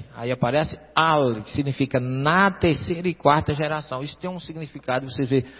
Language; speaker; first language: Portuguese; native; Portuguese